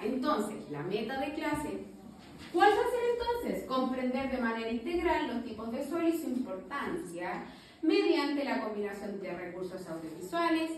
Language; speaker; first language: Spanish; native; Spanish